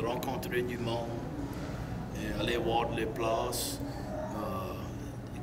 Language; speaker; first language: French; non-native, local second language; English